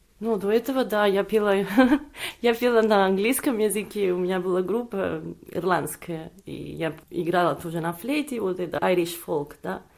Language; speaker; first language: Russian; non-native, fluent; Catalan